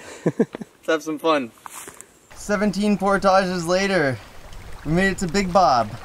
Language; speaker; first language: English; native; English